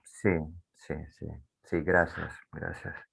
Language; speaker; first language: Spanish; non-native, fluent; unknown